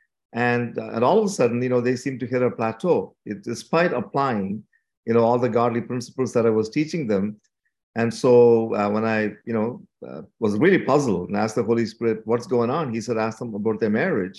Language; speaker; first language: English; non-native, local second language; Tamil